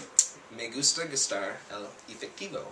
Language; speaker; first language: Spanish; non-native, learner; English